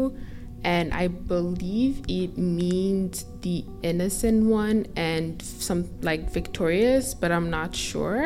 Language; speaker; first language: English; non-native, local second language; Akan